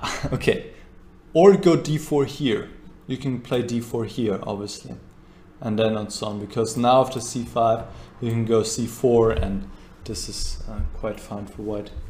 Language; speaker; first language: English; non-native, fluent; German